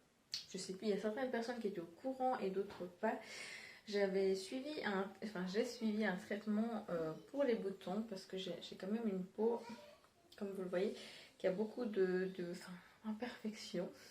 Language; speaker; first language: French; native; French